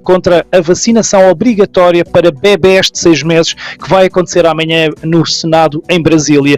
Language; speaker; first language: Portuguese; native; Portuguese